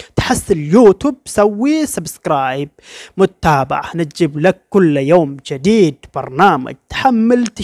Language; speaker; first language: Arabic; non-native, learner; Oromo